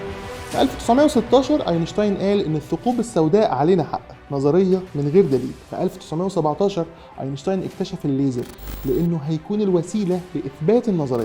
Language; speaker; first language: Arabic; native; Arabic